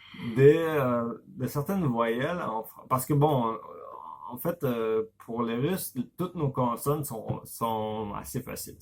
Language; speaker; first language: French; native; French